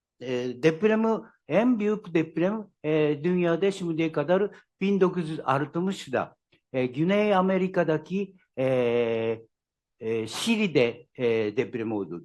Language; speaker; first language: Turkish; non-native, learner; Japanese